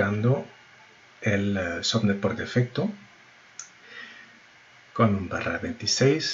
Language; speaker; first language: Spanish; non-native, fluent; French